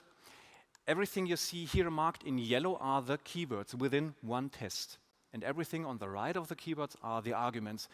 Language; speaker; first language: English; non-native, fluent; German